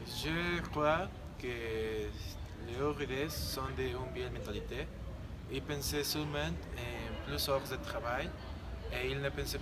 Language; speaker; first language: French; non-native, learner; Spanish